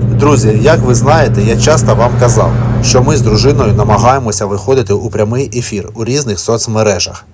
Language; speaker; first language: Ukrainian; non-native, local second language; Russian